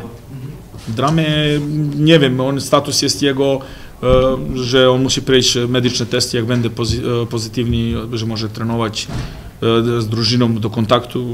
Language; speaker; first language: Polish; non-native, fluent; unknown